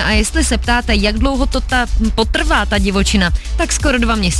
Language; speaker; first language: Czech; native; Czech